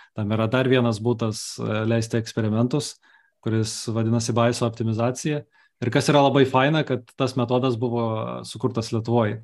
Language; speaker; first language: Lithuanian; non-native, local second language; Russian